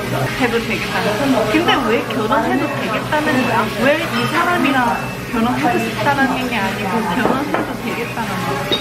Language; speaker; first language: Korean; early bilingual, heritage; Chinese